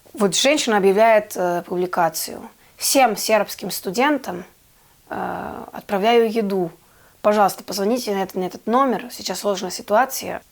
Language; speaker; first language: Russian; non-native, fluent; Serbian